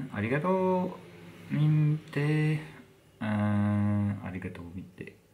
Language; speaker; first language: Japanese; non-native, learner; French